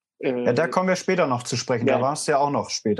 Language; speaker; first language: German; native; German